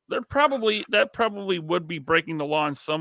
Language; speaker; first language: English; native; English